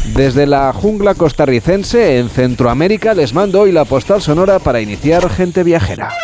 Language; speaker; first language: Spanish; native; Spanish